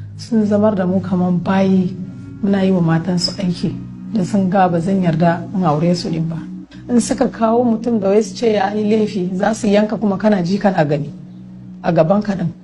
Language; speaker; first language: Hausa; non-native, local second language; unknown